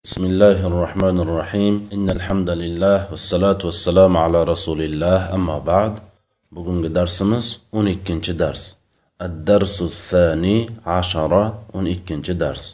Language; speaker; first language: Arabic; non-native, fluent; Uzbek